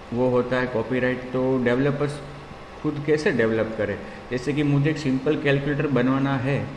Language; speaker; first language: Hindi; non-native, local second language; Gujarati